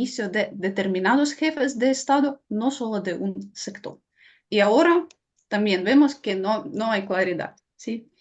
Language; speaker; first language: Spanish; non-native, fluent; Ukrainian